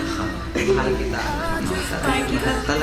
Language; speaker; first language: Filipino; early bilingual, heritage; Filipino